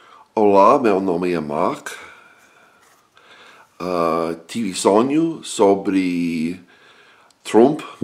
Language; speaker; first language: Portuguese; non-native, learner; English